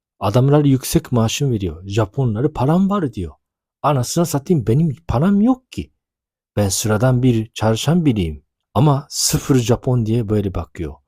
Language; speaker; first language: Turkish; non-native, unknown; Japanese